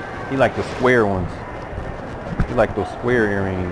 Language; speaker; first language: English; native; English